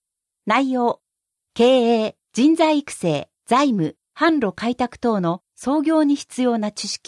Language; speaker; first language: Japanese; native; Japanese